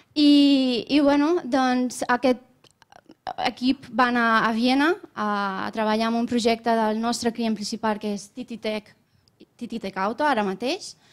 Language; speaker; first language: Catalan; non-native, fluent; Romanian